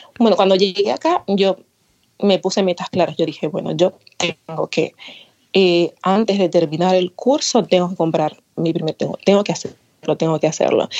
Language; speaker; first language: Spanish; native; Spanish